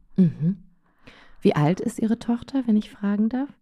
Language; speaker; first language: German; native; German